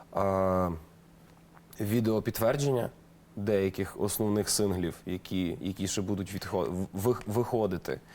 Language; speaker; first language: Ukrainian; native; Ukrainian